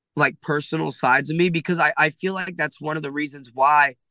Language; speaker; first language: English; native; English